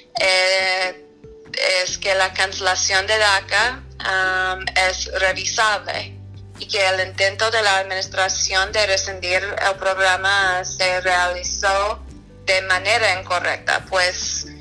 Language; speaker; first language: Spanish; non-native, fluent; English